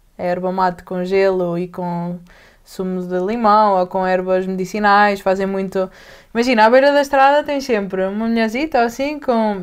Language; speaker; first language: Portuguese; native; Portuguese